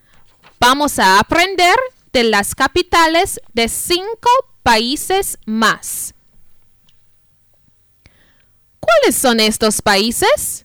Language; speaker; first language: Spanish; non-native, fluent; English